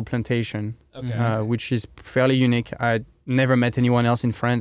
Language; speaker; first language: English; non-native, fluent; French